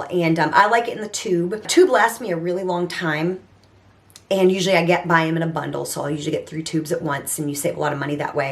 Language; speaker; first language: English; native; English